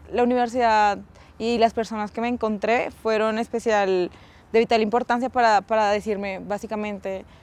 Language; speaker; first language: Spanish; native; Spanish